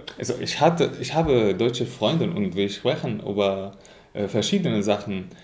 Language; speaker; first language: German; non-native, fluent; Arabic